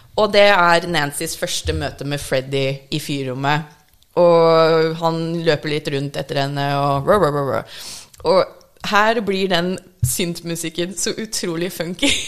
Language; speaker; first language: Norwegian; early bilingual, other home language; English